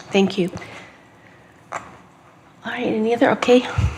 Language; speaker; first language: English; native; English